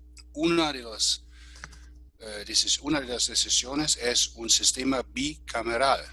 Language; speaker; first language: Spanish; non-native, fluent; German